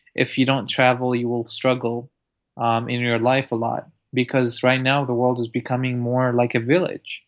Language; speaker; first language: English; early bilingual, other home language; Arabic